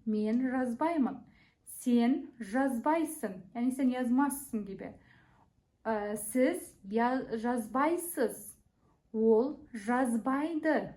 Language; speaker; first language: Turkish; non-native, fluent; Kazakh